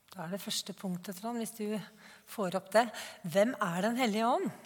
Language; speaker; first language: Norwegian; native; Norwegian